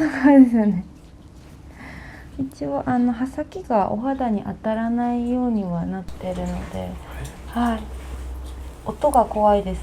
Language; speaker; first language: Japanese; native; Japanese